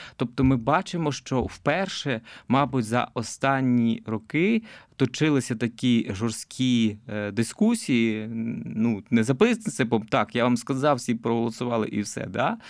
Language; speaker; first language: Ukrainian; native; Ukrainian